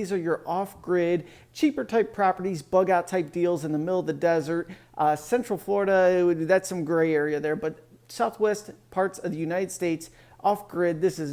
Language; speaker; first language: English; native; English